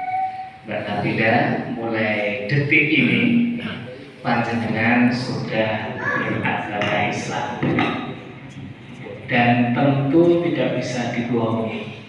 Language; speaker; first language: Indonesian; non-native, local second language; Javanese